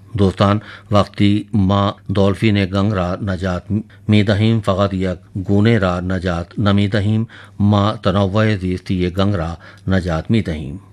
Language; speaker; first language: Persian; non-native, fluent; Urdu